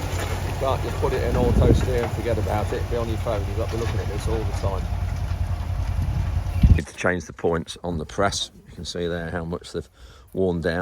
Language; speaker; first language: English; native; English